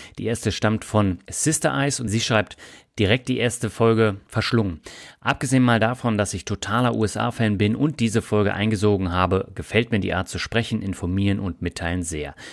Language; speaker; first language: German; native; German